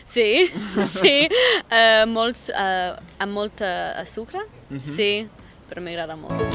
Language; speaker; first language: Catalan; non-native, fluent; English